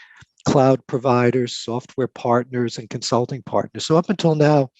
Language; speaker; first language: English; native; English